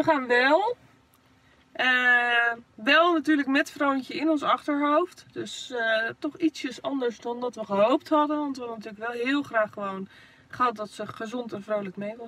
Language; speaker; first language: Dutch; native; Dutch